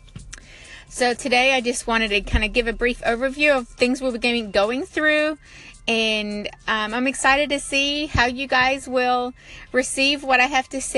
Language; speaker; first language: English; native; English